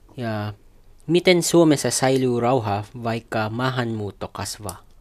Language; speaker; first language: Finnish; non-native, learner; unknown